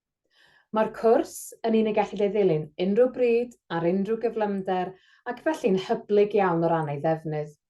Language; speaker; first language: Welsh; native; Welsh